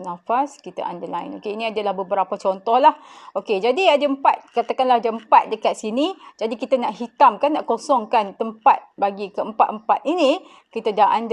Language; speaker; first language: Malay; native; Malay